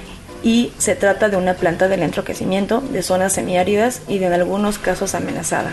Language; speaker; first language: Spanish; native; Spanish